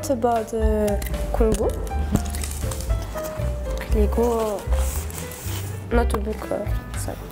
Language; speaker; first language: Korean; non-native, learner; French